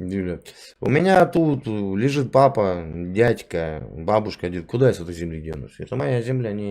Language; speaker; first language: Russian; native; Russian